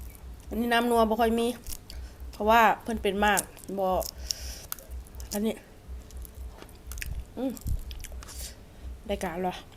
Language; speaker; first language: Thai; non-native, local second language; Northeastern Thai